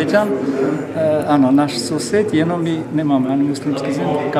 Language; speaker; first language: Czech; non-native, learner; Armenian